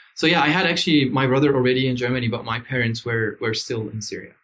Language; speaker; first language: English; non-native, fluent; Arabic